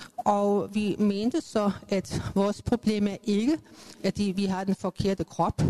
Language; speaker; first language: Danish; native; Danish